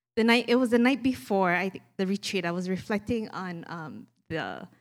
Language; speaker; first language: English; native; English